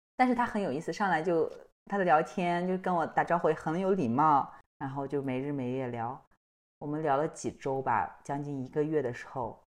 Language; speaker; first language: Chinese; non-native, local second language; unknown